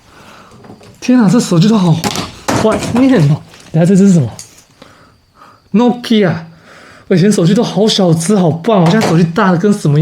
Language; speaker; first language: Chinese; native; Chinese